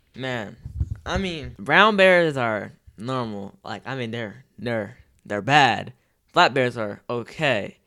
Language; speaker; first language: English; native; English